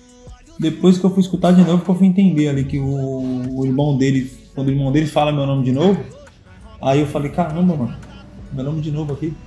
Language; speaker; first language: Portuguese; native; Portuguese